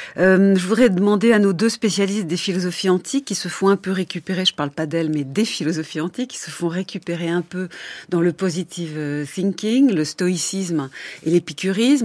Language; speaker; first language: French; native; French